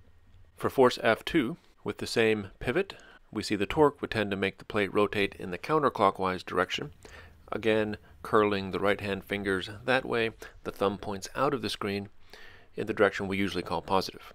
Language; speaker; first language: English; native; English